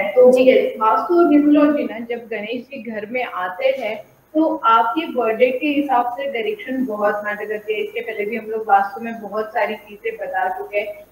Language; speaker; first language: Hindi; non-native, local second language; Marathi